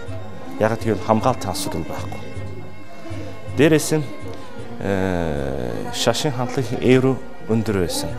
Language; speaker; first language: Mongolian; non-native, fluent; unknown